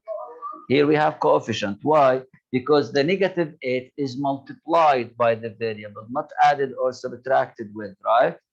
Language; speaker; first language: English; non-native, local second language; Arabic